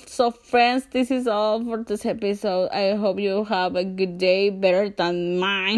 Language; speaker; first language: English; non-native, learner; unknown